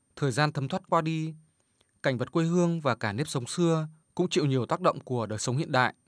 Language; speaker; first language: Vietnamese; native; Vietnamese